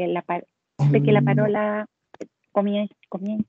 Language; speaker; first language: Italian; non-native, learner; Spanish